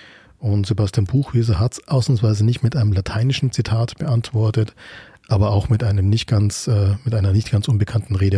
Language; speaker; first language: German; native; German